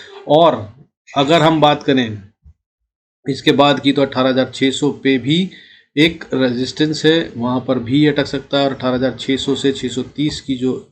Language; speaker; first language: Hindi; native; Hindi